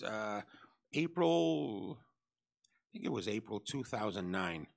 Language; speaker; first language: English; early bilingual, other home language; Spanish